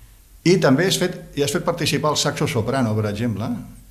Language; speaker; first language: Catalan; native; Catalan